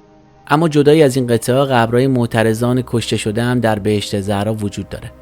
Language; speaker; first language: Persian; native; Persian